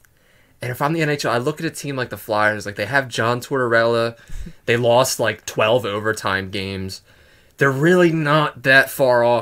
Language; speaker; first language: English; native; English